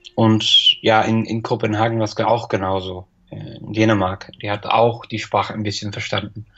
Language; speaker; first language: German; non-native, fluent; English